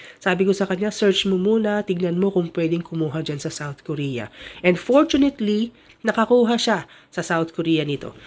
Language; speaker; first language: Filipino; native; Filipino